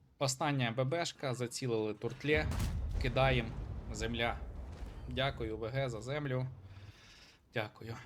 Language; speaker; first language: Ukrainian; non-native, local second language; Russian